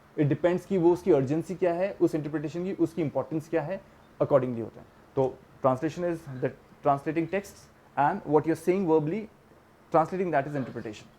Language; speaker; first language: Hindi; native; Hindi